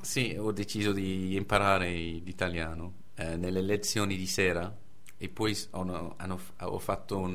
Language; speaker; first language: Italian; non-native, fluent; English